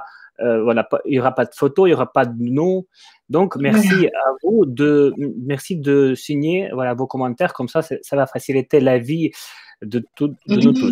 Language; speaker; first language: French; non-native, fluent; Ukrainian